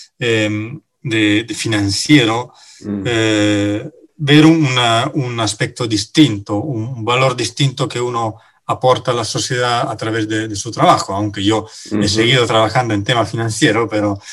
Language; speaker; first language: Spanish; non-native, fluent; Italian